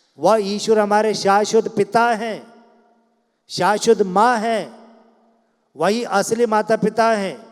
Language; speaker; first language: Hindi; non-native, local second language; Malayalam